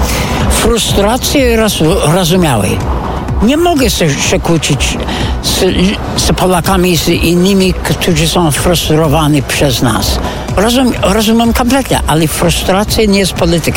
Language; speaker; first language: Polish; non-native, fluent; English